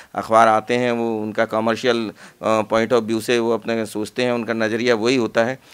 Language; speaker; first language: Hindi; native; Hindi